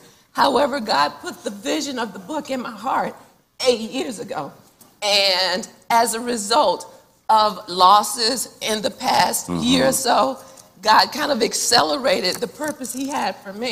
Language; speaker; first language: English; native; English